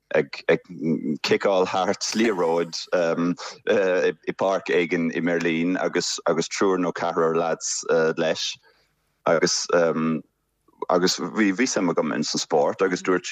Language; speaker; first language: Irish; non-native, fluent; German